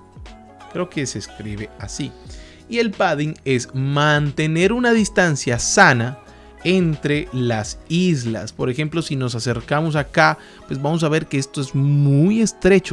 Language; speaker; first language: Spanish; native; Spanish